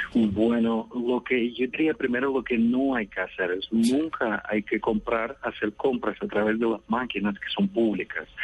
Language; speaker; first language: Spanish; non-native, fluent; Russian